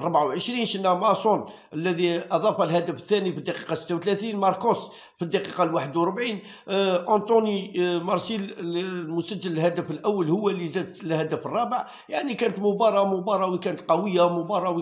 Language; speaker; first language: Arabic; native; Arabic